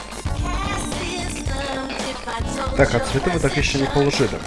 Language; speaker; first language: Russian; native; Russian